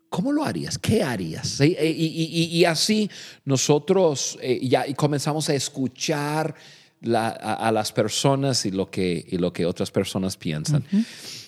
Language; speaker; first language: Spanish; non-native, fluent; English